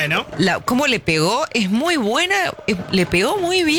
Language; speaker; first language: Spanish; native; Spanish